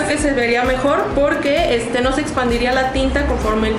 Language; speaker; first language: Spanish; native; Spanish